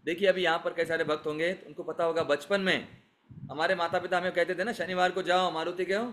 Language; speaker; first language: Hindi; non-native, local second language; Marathi